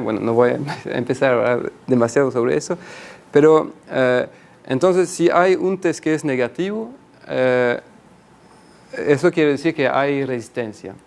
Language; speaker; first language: Spanish; non-native, fluent; French